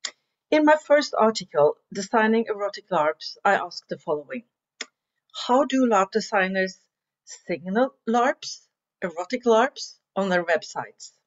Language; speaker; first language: English; non-native, fluent; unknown